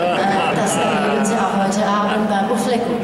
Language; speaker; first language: German; non-native, fluent; Czech